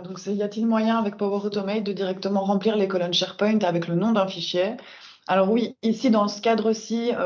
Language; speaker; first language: French; native; French